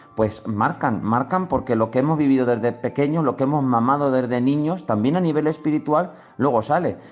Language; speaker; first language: Spanish; native; Spanish